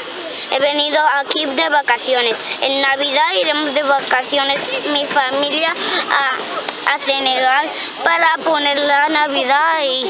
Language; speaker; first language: Spanish; early bilingual, other home language; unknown